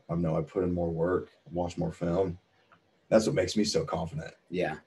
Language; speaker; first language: English; native; English